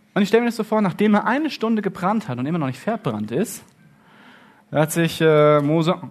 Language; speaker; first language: German; native; German